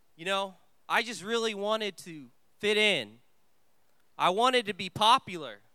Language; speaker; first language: English; early bilingual, other home language; Vietnamese